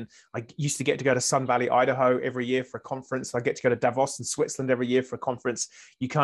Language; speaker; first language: English; native; English